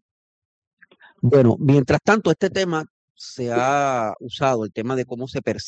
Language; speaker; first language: Spanish; native; Spanish